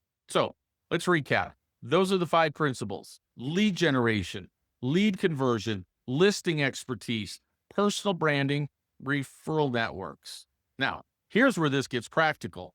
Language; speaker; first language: English; native; English